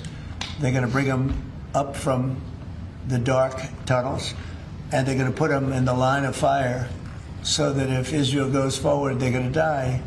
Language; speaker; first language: English; native; English